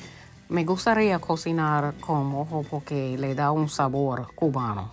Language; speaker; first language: Spanish; early bilingual, heritage; English